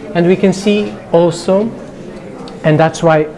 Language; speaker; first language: English; non-native, fluent; Portuguese